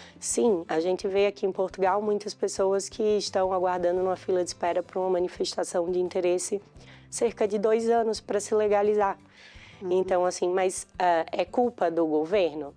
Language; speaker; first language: Portuguese; native; Portuguese